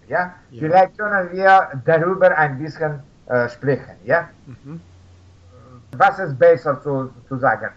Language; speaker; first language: German; non-native, learner; Russian